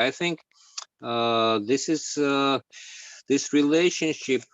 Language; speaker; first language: English; non-native, learner; Georgian